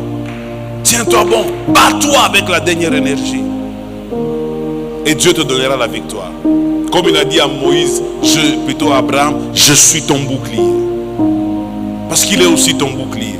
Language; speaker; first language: French; non-native, local second language; Swahili